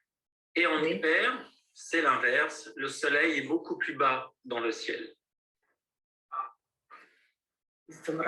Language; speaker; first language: French; native; French